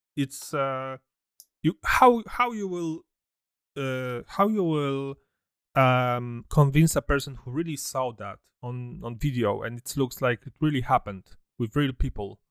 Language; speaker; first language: English; non-native, fluent; Polish